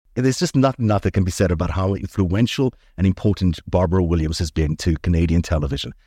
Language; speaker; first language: English; early bilingual, other home language; Hebrew